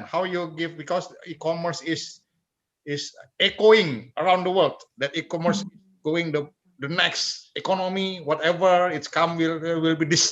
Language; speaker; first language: English; non-native, fluent; Indonesian